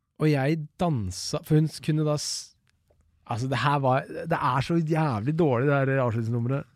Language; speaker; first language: Norwegian; native; Norwegian